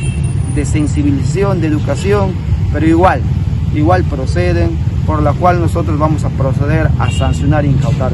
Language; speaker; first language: Spanish; native; Spanish